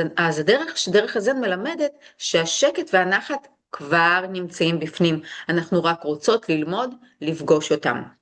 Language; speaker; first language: Hebrew; early bilingual, other home language; Russian